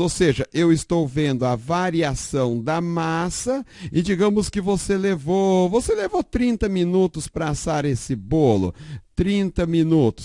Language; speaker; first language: Portuguese; native; Portuguese